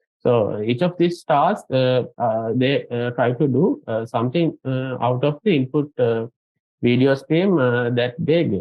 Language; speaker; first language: English; non-native, local second language; Sinhala